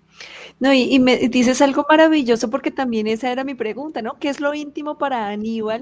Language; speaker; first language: Spanish; native; Spanish